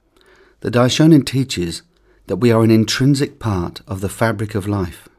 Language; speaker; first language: English; native; English